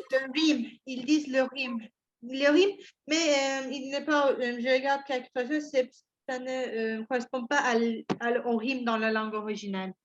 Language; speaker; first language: French; non-native, learner; Turkish